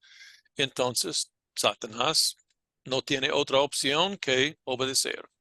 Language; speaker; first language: Spanish; non-native, fluent; English